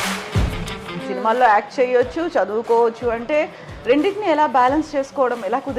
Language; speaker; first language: Telugu; native; Telugu